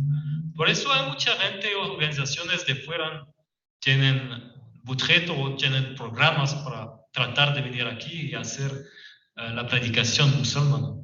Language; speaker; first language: Spanish; non-native, fluent; French